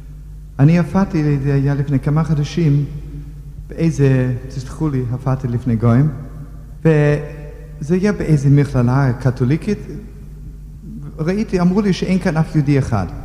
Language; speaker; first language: Hebrew; non-native, fluent; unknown